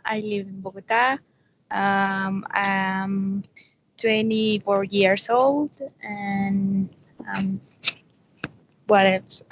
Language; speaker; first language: English; non-native, learner; Spanish